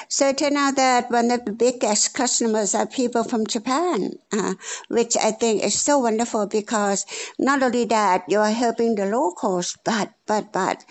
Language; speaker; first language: English; non-native, fluent; Thai